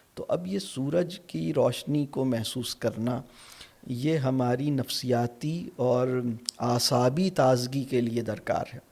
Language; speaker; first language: Urdu; native; Urdu